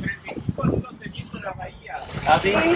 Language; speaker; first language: Spanish; non-native, fluent; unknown